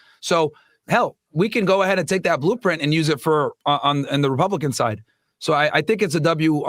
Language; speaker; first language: English; native; English